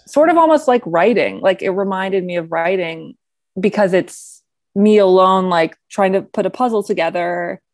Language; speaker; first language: English; native; English